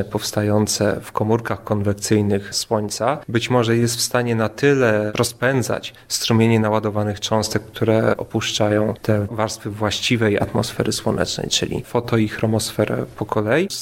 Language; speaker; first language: Polish; native; Polish